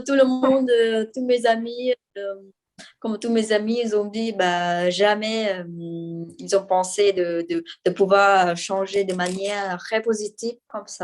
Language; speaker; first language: French; non-native, fluent; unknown